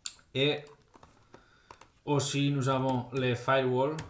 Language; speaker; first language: French; non-native, fluent; Spanish